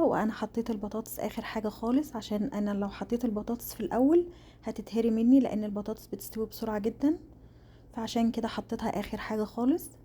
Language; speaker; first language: Arabic; native; Arabic